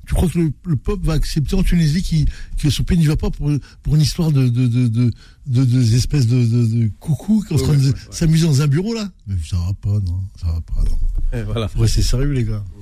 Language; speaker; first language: French; native; French